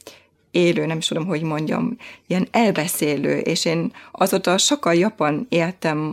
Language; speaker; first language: Hungarian; non-native, fluent; German